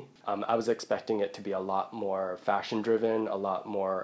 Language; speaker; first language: English; non-native, local second language; Cantonese